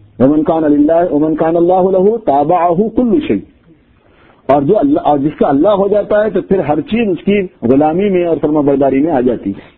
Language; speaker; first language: Urdu; native; Urdu